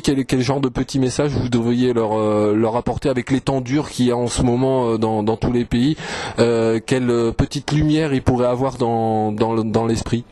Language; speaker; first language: French; native; French